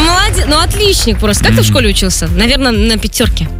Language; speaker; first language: Russian; native; Russian